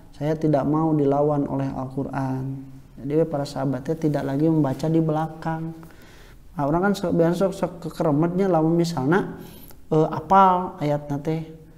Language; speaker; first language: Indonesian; non-native, local second language; Sundanese